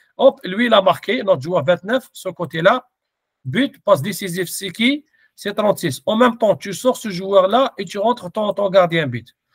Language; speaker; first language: French; non-native, local second language; Arabic